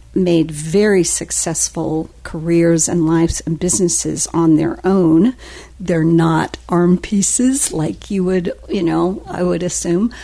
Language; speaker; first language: English; native; English